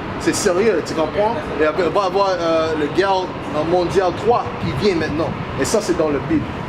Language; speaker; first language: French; non-native, learner; English